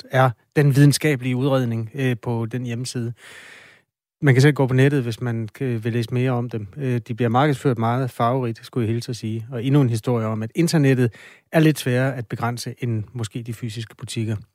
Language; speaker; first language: Danish; native; Danish